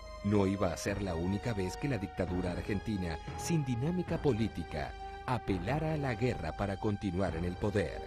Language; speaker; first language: Spanish; native; Spanish